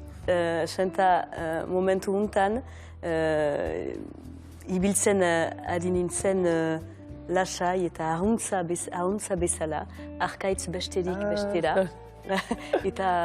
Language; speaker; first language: Basque; non-native, local second language; French